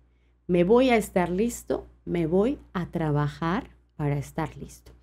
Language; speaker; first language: Spanish; non-native, fluent; French